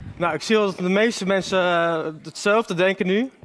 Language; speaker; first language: Dutch; native; Dutch